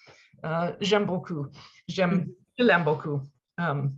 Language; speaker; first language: French; non-native, learner; English